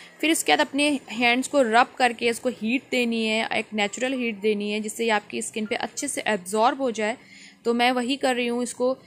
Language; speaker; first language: Hindi; native; Hindi